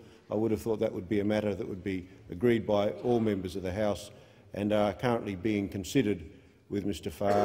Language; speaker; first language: English; native; English